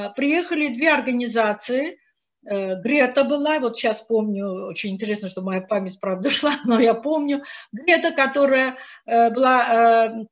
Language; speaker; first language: Russian; non-native, local second language; Azerbaijani